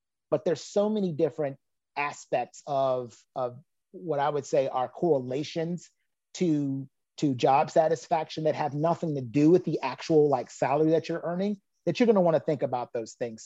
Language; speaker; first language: English; native; English